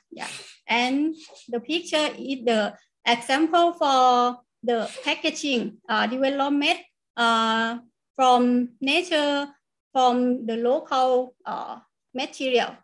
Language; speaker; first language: English; non-native, learner; Thai